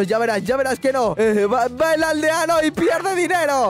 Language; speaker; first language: Spanish; native; Spanish